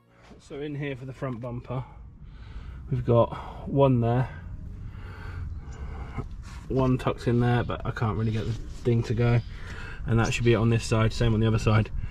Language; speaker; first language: English; native; English